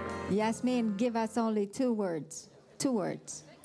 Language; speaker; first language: English; non-native, fluent; Romanian